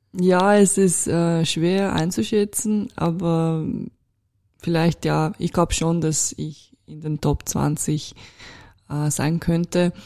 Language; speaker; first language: German; non-native, fluent; Russian